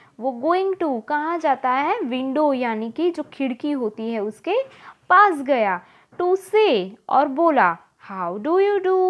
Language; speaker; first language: Hindi; non-native, local second language; Gujarati